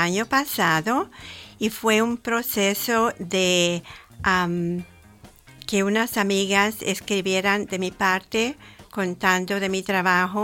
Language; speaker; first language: Spanish; early bilingual, heritage; Spanish